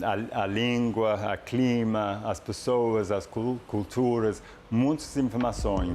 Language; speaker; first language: Portuguese; non-native, fluent; English